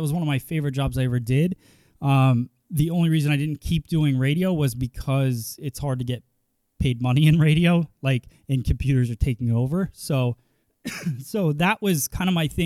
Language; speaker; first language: English; native; English